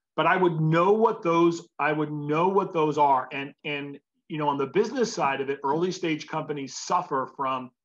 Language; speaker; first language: English; native; English